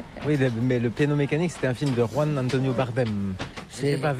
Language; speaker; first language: French; native; French